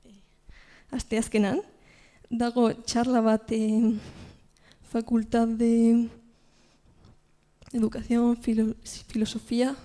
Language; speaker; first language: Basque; non-native, local second language; Spanish